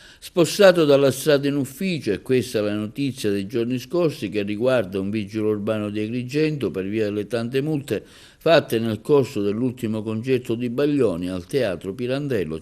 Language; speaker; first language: Italian; native; Italian